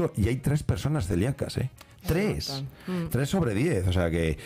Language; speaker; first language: Spanish; native; Spanish